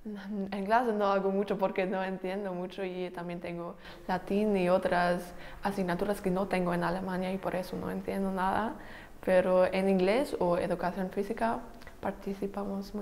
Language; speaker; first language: Spanish; non-native, learner; German